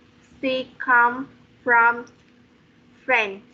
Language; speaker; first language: English; non-native, learner; Vietnamese